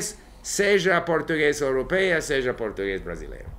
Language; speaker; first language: Portuguese; non-native, learner; English